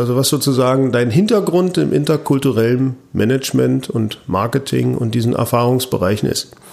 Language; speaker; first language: German; native; German